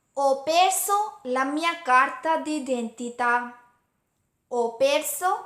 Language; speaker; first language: Italian; non-native, learner; Hindi